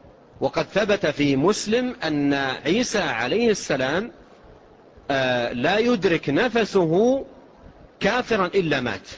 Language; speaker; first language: Arabic; native; Arabic